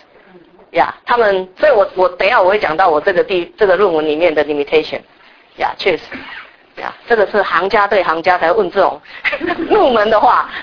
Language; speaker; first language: Chinese; native; Chinese